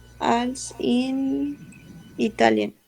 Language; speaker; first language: German; non-native, learner; Spanish